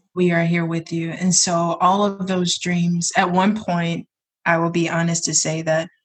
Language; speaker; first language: English; native; English